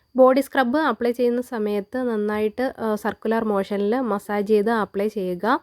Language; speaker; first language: Malayalam; native; Malayalam